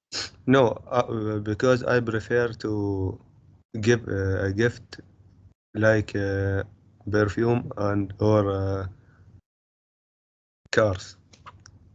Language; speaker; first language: English; non-native, learner; Arabic